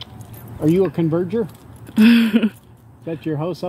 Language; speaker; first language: English; native; English